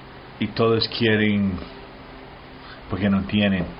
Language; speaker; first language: Spanish; early bilingual, heritage; Spanish